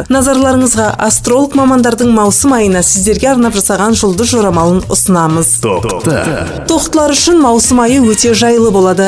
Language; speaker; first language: Kazakh; native; Kazakh